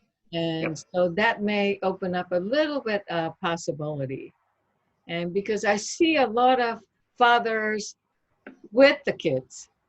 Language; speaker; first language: English; non-native, fluent; Japanese